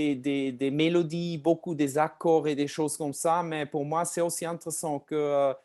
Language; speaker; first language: French; non-native, learner; German